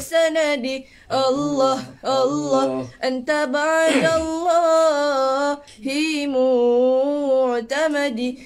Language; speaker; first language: Arabic; non-native, learner; Malay